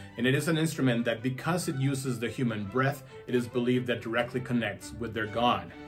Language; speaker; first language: English; non-native, fluent; Spanish